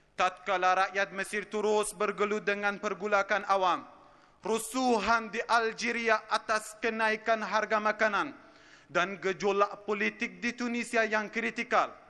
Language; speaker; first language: Malay; non-native, fluent; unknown